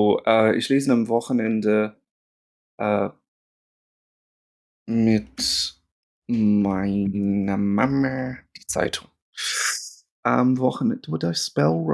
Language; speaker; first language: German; non-native, fluent; English